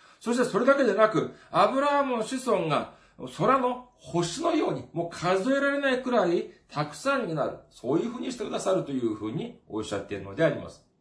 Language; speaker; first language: Japanese; non-native, fluent; Korean